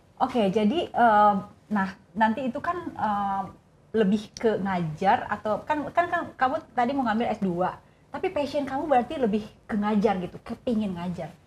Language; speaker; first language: Indonesian; native; Indonesian